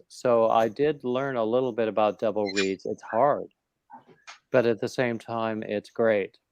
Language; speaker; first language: English; native; English